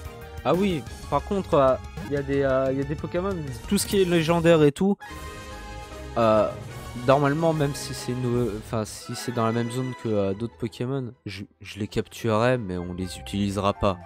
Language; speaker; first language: French; native; French